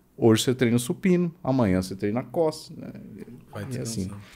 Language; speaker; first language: Portuguese; native; Portuguese